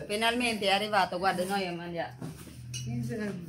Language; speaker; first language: Italian; non-native, fluent; Filipino